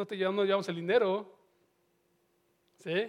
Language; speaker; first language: Spanish; native; Spanish